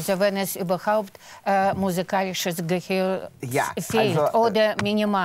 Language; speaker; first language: German; non-native, fluent; Russian